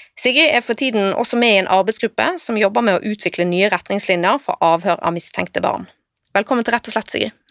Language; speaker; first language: Norwegian; native; Norwegian